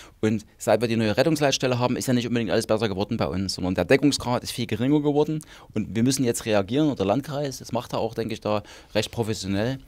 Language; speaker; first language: German; native; German